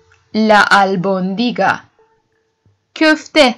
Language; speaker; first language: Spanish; non-native, learner; Turkish